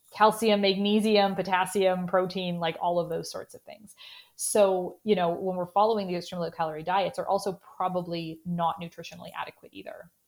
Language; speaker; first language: English; native; English